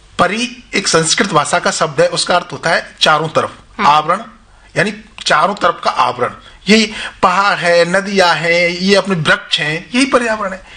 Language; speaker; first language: Hindi; native; Hindi